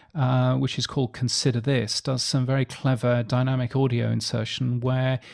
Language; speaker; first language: English; native; English